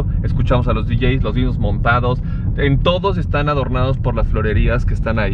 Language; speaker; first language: Spanish; native; Spanish